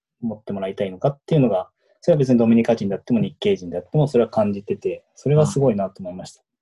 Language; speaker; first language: Japanese; native; Japanese